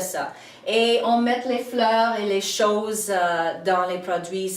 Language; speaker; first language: French; non-native, local second language; English